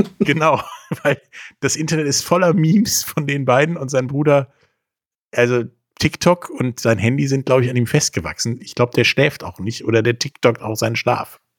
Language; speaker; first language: German; native; German